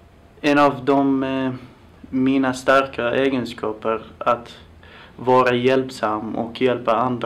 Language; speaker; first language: Swedish; non-native, fluent; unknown